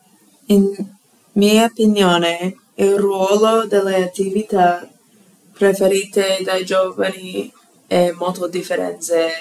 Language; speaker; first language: Italian; non-native, learner; English